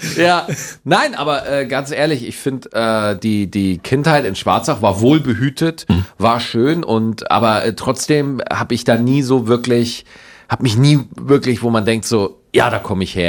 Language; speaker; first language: German; native; German